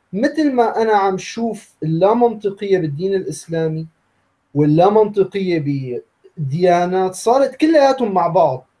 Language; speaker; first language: Arabic; native; Arabic